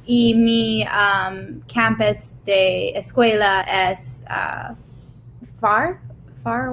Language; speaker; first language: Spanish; non-native, learner; English